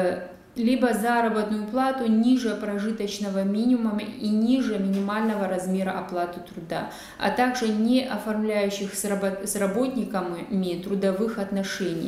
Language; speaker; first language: Russian; native; Russian